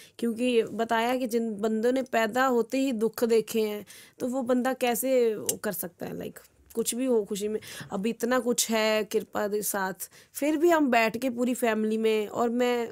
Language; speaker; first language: Hindi; non-native, local second language; Punjabi